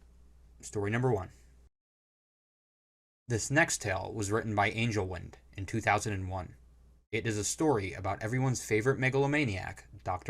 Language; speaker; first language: English; native; English